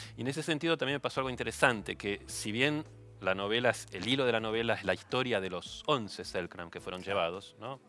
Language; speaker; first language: Spanish; native; Spanish